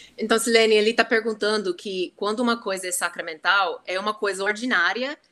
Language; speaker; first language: Portuguese; non-native, fluent; English